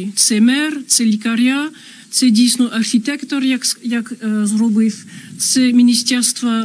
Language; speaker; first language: Ukrainian; non-native, fluent; French